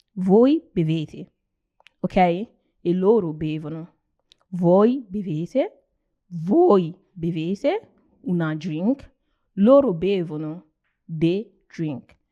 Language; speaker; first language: Italian; non-native, learner; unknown